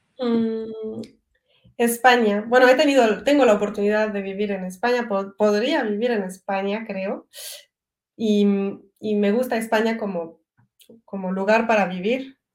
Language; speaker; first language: Spanish; non-native, fluent; French